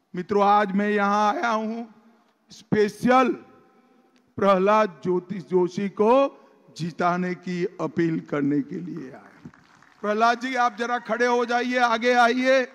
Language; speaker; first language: Hindi; non-native, local second language; Gujarati